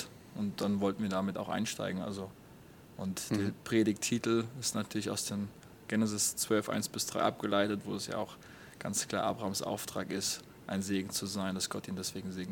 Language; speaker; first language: German; native; German